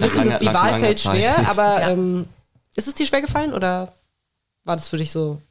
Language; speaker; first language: German; native; German